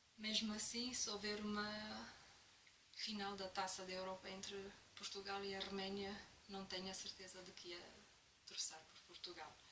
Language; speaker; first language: Portuguese; non-native, fluent; Romanian